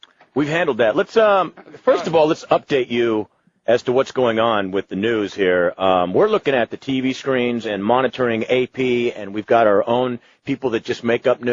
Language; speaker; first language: English; native; English